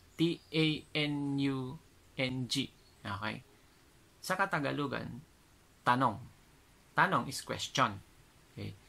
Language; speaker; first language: Filipino; non-native, local second language; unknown